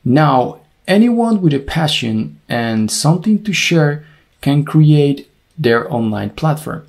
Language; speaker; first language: English; non-native, fluent; Spanish